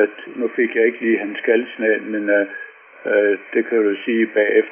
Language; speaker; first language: Danish; native; Danish